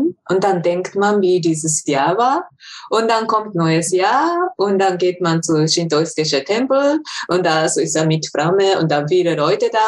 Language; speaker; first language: German; non-native, fluent; Japanese